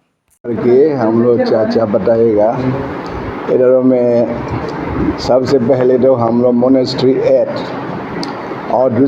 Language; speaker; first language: Hindi; non-native, learner; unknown